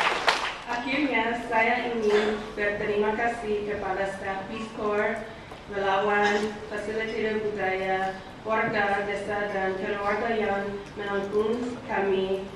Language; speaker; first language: Indonesian; non-native, learner; English